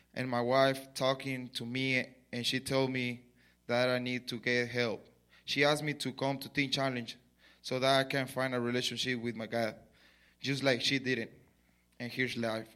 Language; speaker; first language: English; non-native, learner; Spanish